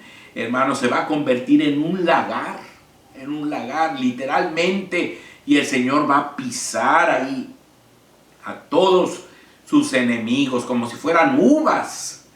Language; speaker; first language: Spanish; native; Spanish